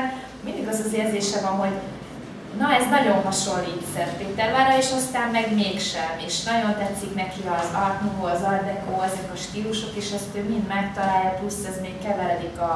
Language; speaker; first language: Hungarian; native; Hungarian